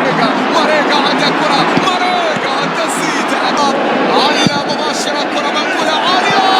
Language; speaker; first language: Arabic; native; Arabic